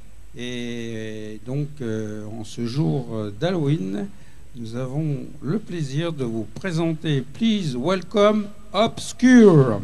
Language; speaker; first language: French; native; French